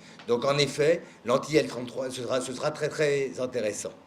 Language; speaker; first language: French; native; French